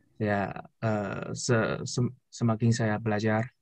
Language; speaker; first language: Indonesian; non-native, learner; Chinese